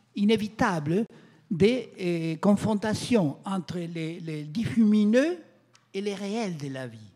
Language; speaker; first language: French; non-native, fluent; Spanish